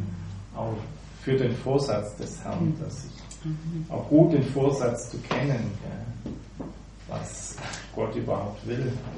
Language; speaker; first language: German; native; German